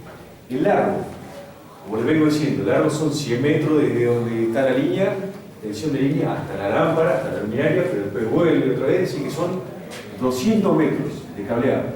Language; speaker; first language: Spanish; native; Spanish